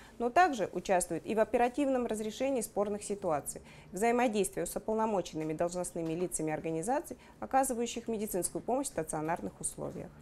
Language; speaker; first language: Russian; native; Russian